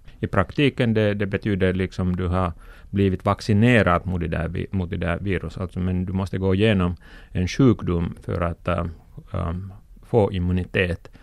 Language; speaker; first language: Swedish; non-native, local second language; Finnish